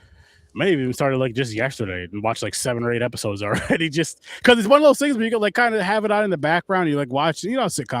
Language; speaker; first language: English; native; English